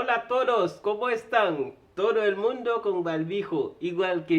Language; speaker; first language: Spanish; non-native, fluent; Haitian Creole